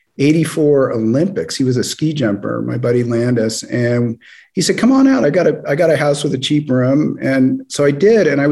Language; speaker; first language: English; native; English